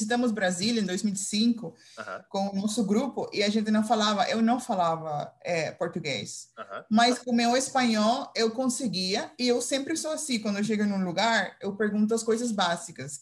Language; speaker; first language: Portuguese; non-native, fluent; Dutch